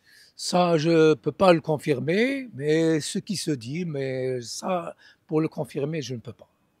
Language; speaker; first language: French; non-native, local second language; Arabic